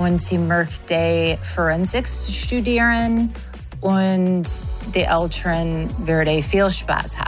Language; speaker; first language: German; non-native, learner; English